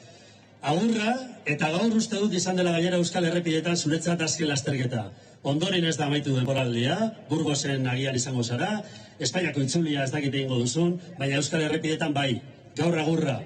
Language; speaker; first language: Basque; native; Basque